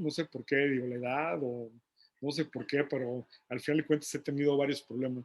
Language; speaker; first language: Spanish; native; Spanish